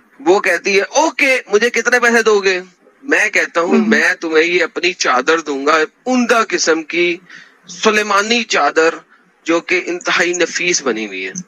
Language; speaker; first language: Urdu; native; Urdu